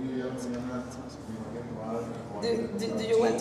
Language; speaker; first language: English; non-native, learner; Spanish